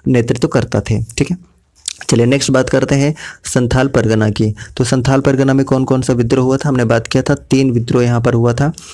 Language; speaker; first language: Hindi; native; Hindi